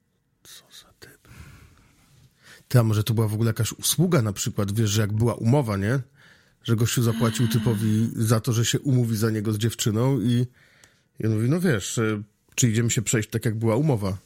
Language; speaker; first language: Polish; native; Polish